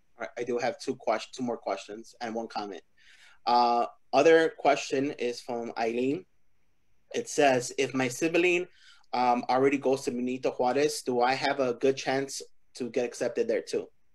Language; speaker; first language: English; early bilingual, other home language; Spanish